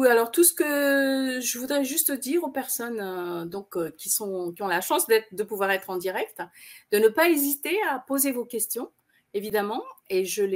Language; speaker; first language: French; native; French